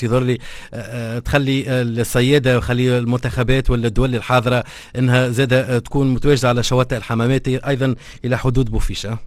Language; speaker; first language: Arabic; native; Arabic